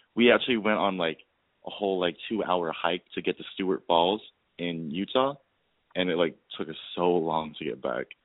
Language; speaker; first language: English; native; English